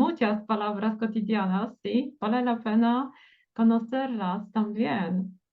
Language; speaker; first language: Spanish; non-native, fluent; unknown